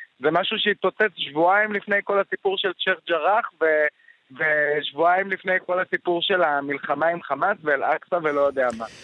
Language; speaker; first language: Hebrew; non-native, local second language; Arabic